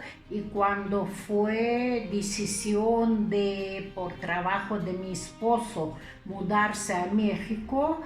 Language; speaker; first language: Spanish; non-native, fluent; Lithuanian